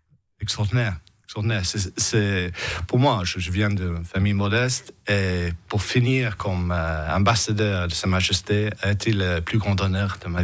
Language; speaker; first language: French; non-native, fluent; English